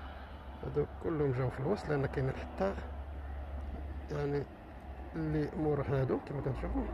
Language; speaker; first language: Arabic; native; Arabic